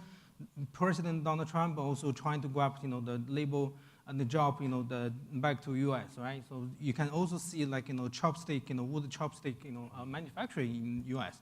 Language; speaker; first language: English; non-native, fluent; Chinese